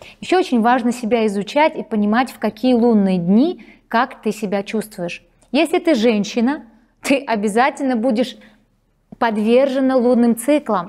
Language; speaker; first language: Russian; native; Russian